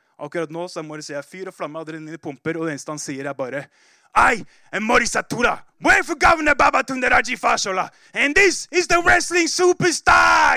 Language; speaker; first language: Norwegian; native; Norwegian